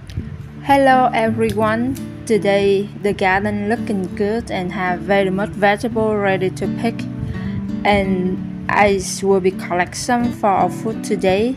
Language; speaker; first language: English; non-native, learner; Vietnamese